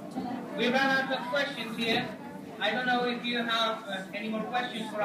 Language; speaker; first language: English; non-native, fluent; Spanish